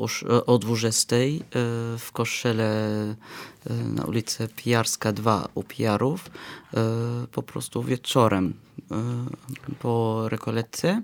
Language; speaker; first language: Polish; non-native, fluent; Arabic